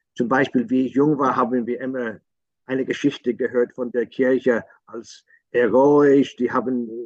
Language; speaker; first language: German; non-native, fluent; English